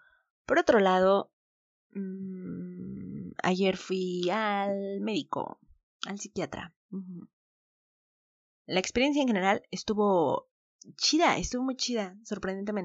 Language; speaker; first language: Spanish; native; Spanish